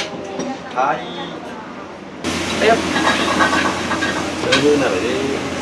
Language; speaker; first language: Japanese; native; Japanese